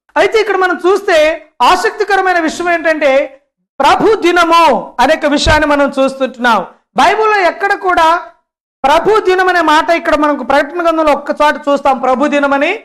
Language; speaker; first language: Telugu; non-native, local second language; Lambadi